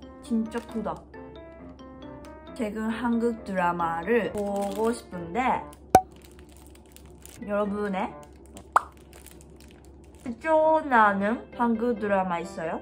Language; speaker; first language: Korean; non-native, learner; Japanese